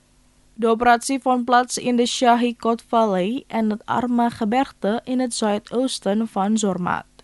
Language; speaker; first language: Dutch; non-native, fluent; Indonesian